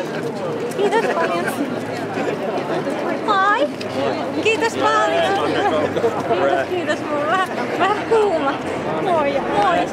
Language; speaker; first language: Finnish; early bilingual, other home language; Russian